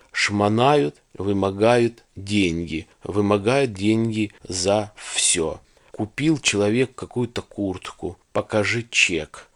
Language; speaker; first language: Russian; native; Russian